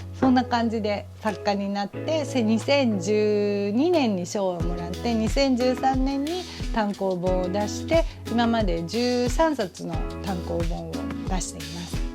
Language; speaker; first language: Japanese; native; Japanese